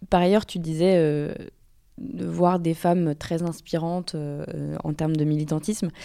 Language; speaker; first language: French; native; French